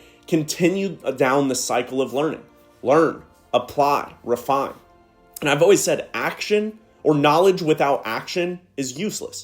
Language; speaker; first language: English; native; English